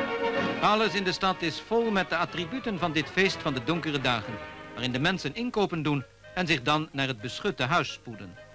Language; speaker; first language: Dutch; native; Dutch